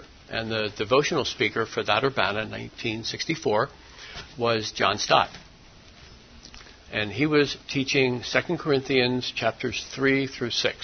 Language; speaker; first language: English; native; English